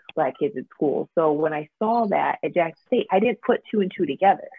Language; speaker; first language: English; native; English